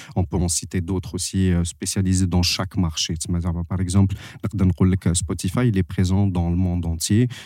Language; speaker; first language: French; non-native, local second language; Arabic